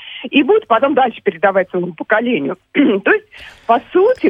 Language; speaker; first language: Russian; native; Russian